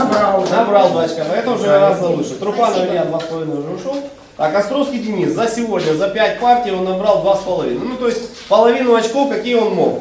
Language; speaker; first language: Russian; non-native, local second language; Ukrainian